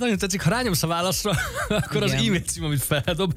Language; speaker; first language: Hungarian; native; Hungarian